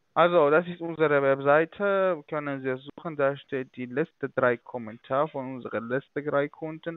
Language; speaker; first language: German; non-native, fluent; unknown